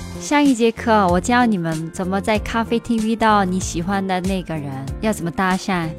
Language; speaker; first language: Chinese; non-native, fluent; Korean